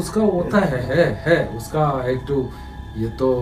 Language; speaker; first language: Hindi; non-native, local second language; Malayalam